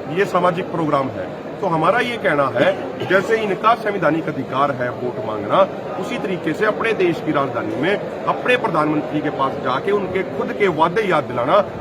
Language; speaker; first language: Hindi; native; Hindi